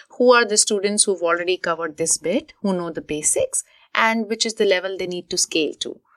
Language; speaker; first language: English; non-native, local second language; Hindi